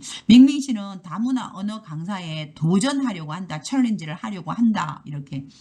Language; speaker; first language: Korean; native; Korean